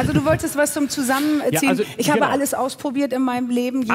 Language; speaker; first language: German; native; German